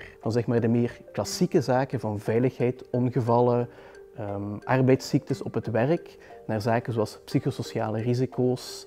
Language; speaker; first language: Dutch; native; Dutch